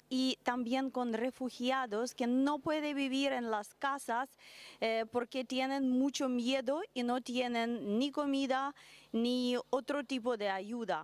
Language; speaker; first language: Spanish; non-native, learner; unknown